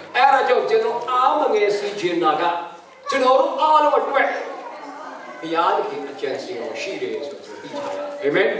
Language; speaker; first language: Burmese; non-native, local second language; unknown